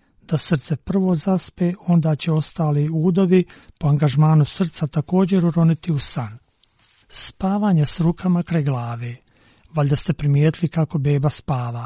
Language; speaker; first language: Croatian; non-native, fluent; Chinese